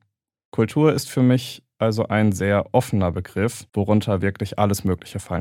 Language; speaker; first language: German; native; German